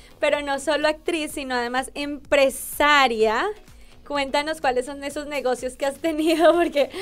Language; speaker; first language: Spanish; native; Spanish